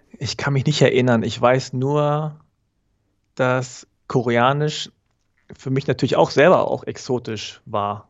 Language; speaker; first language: German; early bilingual, other home language; Korean